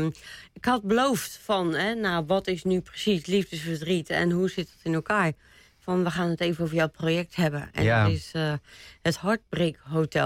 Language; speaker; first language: Dutch; native; Dutch